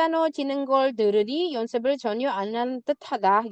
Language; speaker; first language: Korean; non-native, fluent; Indonesian